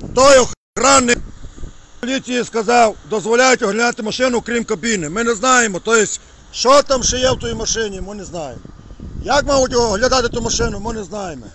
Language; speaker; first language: Ukrainian; native; Ukrainian